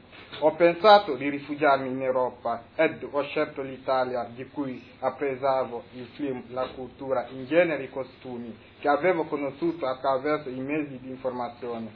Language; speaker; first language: Italian; non-native, fluent; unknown